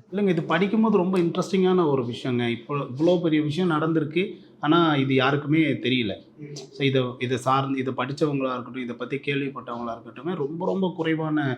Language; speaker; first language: Tamil; native; Tamil